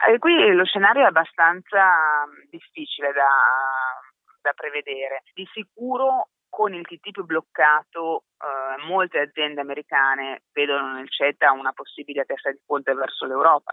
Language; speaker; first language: Italian; native; Italian